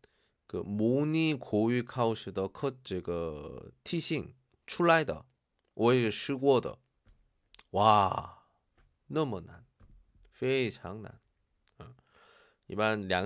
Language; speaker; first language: Chinese; non-native, learner; Korean